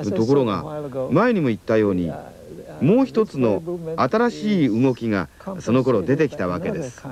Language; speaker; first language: Japanese; non-native, fluent; Filipino